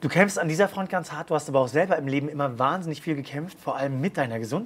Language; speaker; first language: German; native; German